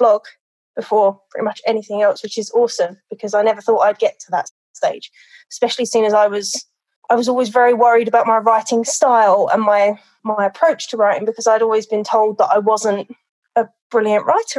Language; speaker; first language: English; native; English